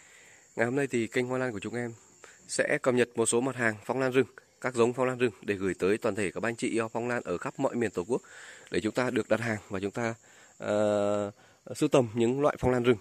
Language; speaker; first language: Vietnamese; native; Vietnamese